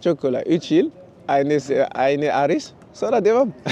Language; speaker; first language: Turkish; non-native, learner; French